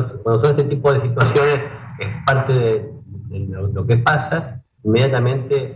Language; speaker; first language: Spanish; native; Spanish